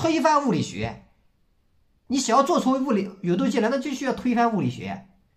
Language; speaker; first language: Chinese; native; Chinese